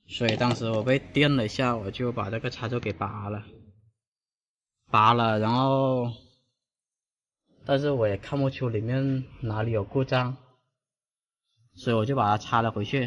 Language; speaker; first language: Chinese; native; Chinese